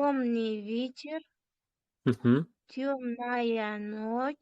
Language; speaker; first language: Russian; non-native, learner; Uzbek